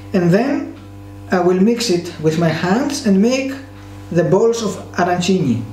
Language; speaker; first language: English; non-native, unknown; Greek